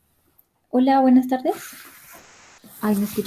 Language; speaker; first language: Spanish; native; Spanish